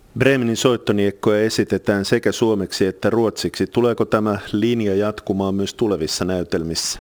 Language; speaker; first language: Finnish; native; Finnish